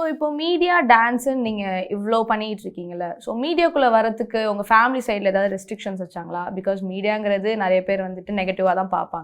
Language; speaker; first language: Tamil; native; Tamil